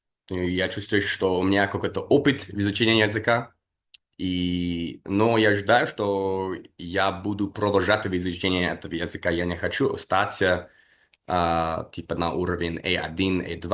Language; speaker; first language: Russian; non-native, fluent; English